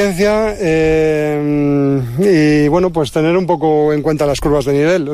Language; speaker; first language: Spanish; native; Spanish